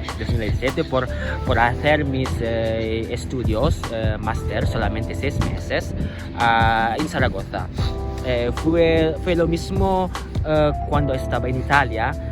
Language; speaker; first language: Spanish; non-native, learner; Indonesian